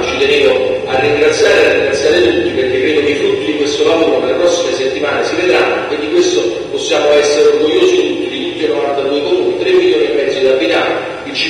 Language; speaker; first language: Italian; native; Italian